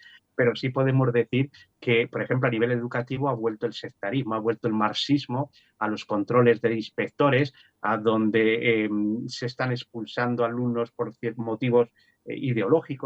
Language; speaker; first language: Spanish; native; Spanish